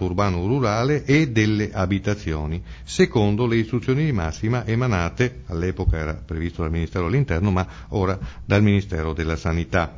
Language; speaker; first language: Italian; native; Italian